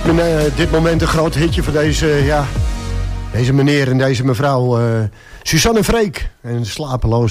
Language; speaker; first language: Dutch; native; Dutch